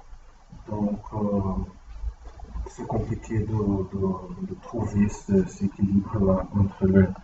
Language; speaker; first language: French; non-native, learner; Portuguese